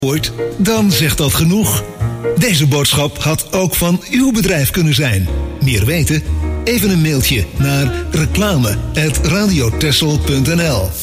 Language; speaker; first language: Dutch; native; Dutch